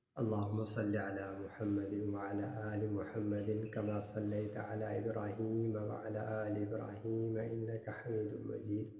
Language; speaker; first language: Urdu; non-native, local second language; Sindhi